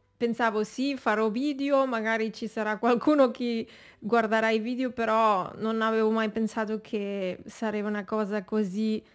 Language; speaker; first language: Italian; non-native, learner; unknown